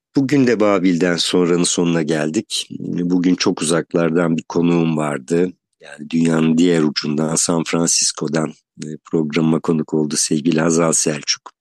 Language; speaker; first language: Turkish; native; Turkish